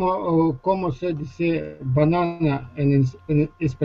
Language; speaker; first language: Spanish; non-native, learner; Russian